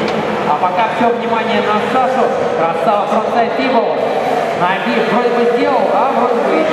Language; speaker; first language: Russian; native; Russian